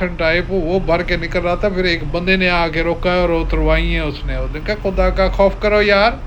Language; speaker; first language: Urdu; non-native, local second language; Sindhi